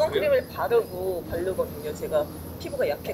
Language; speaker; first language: Korean; native; Korean